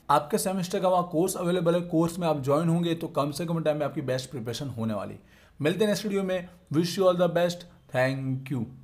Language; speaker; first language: Hindi; non-native, local second language; Gujarati